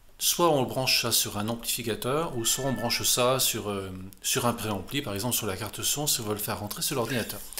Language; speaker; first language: French; native; French